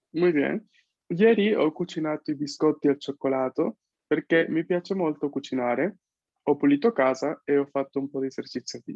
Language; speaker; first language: Italian; non-native, fluent; Spanish